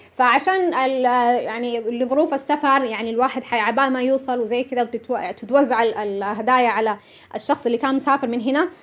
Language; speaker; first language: Arabic; non-native, local second language; Somali